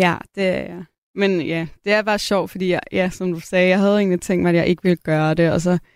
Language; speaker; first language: Danish; native; Danish